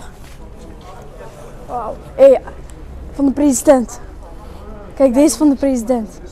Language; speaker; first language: Dutch; early bilingual, other home language; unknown